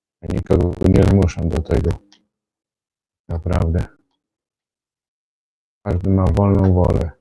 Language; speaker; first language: Polish; native; Polish